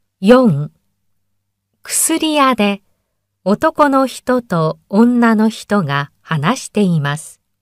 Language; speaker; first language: Japanese; native; Japanese